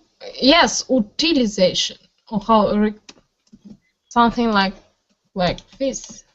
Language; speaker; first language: English; non-native, learner; Russian